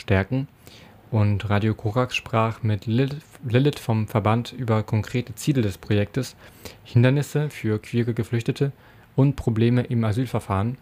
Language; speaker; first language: German; native; German